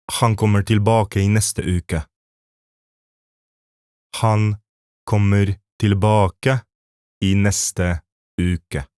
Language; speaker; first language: Norwegian; non-native, fluent; Polish